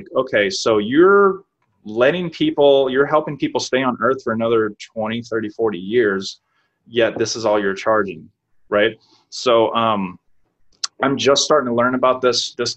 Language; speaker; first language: English; native; English